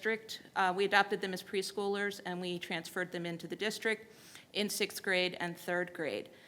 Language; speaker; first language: English; native; English